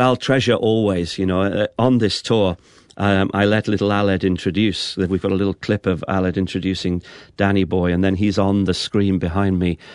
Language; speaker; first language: English; native; English